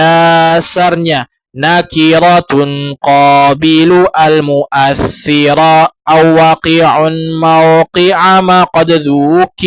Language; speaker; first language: Arabic; non-native, fluent; Indonesian